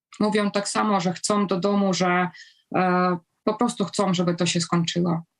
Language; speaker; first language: Polish; non-native, fluent; Ukrainian